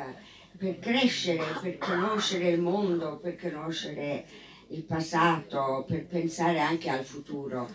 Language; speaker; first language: Italian; non-native, fluent; English